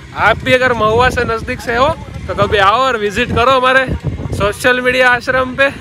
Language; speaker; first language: Hindi; non-native, local second language; Gujarati